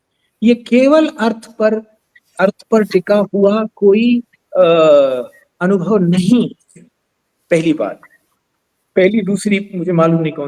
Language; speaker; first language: Hindi; native; Hindi